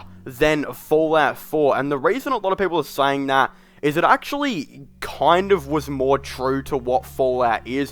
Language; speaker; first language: English; native; English